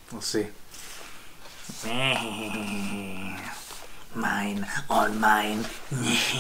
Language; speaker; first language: English; native; English